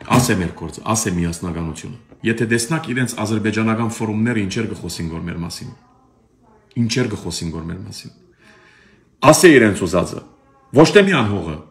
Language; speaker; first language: Armenian; early bilingual, heritage; Armenian